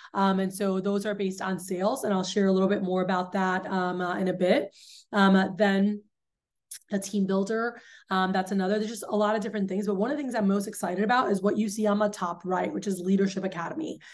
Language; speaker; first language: English; early bilingual, other home language; Spanish